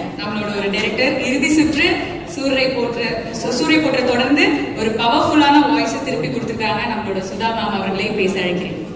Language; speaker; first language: Tamil; native; Tamil